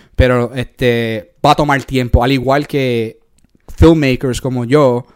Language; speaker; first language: Spanish; early bilingual, heritage; Spanish